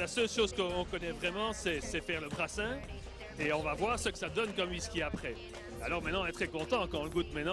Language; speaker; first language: French; non-native, local second language; Dutch